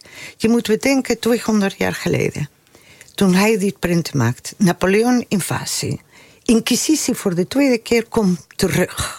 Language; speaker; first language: Dutch; non-native, fluent; Spanish